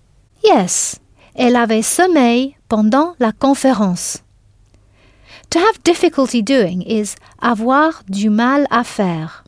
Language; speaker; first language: French; non-native, fluent; English